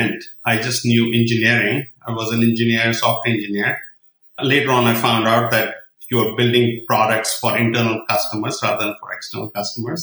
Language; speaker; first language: English; non-native, local second language; Kashmiri